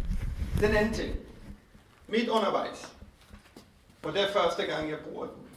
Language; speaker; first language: Danish; non-native, fluent; Hebrew